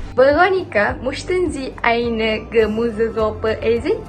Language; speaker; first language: German; non-native, learner; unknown